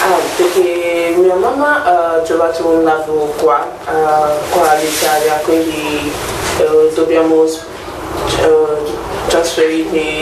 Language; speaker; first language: Italian; non-native, learner; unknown